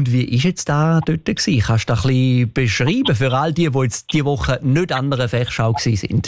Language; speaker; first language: German; native; German